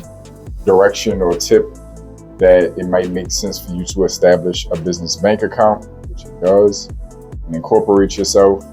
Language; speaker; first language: English; native; English